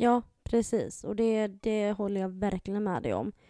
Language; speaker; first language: Swedish; native; Swedish